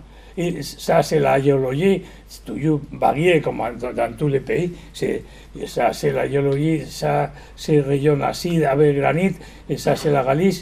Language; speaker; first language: French; non-native, learner; Spanish